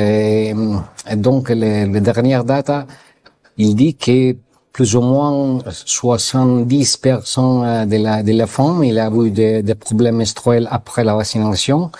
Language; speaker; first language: French; non-native, learner; Italian